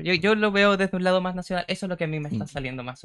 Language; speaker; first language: Spanish; native; Spanish